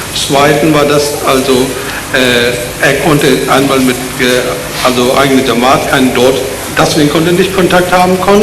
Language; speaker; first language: German; non-native, learner; Urdu